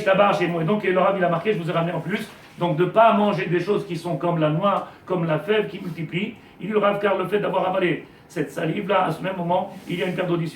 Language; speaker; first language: French; native; French